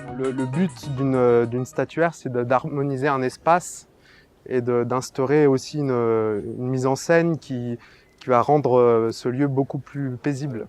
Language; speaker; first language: French; native; French